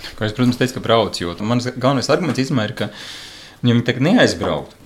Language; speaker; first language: Latvian; native; Latvian